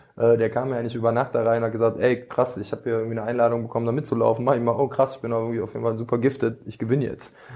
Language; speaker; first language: German; early bilingual, other home language; Bosnian